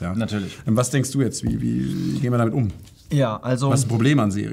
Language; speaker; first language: German; native; German